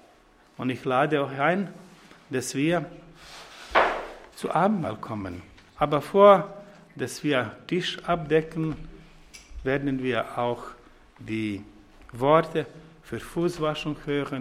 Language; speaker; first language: German; non-native, fluent; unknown